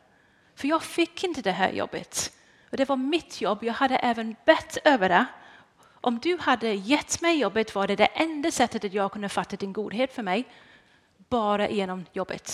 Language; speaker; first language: Swedish; non-native, fluent; English